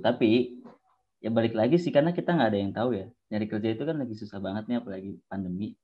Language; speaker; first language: Indonesian; native; Indonesian